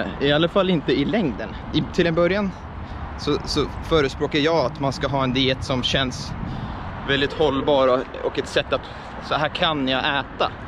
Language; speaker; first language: Swedish; early bilingual, other home language; Estonian